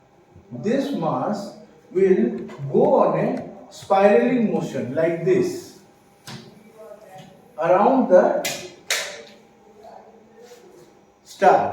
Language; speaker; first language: English; non-native, local second language; Bangla